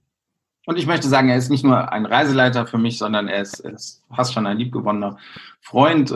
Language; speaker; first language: German; native; German